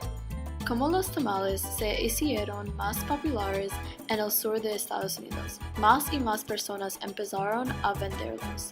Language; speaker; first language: Spanish; non-native, learner; English